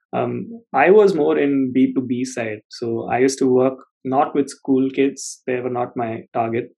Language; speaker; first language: English; non-native, local second language; Tamil